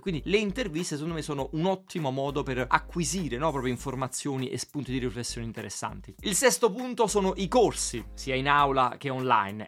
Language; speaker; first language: Italian; native; Italian